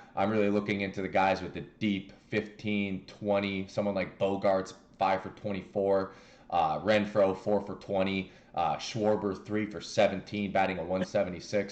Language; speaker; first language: English; native; English